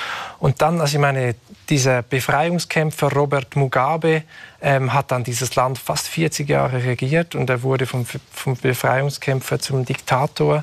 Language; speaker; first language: German; native; German